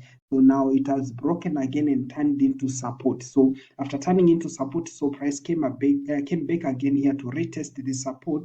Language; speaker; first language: English; non-native, local second language; Swahili